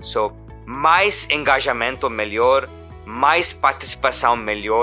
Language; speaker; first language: Portuguese; non-native, learner; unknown